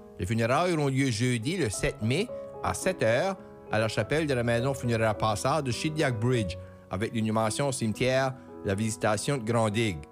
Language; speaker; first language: French; native; French